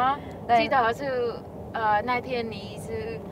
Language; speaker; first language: Chinese; non-native, fluent; Vietnamese